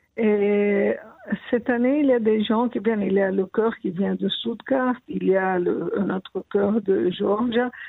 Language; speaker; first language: French; non-native, fluent; Portuguese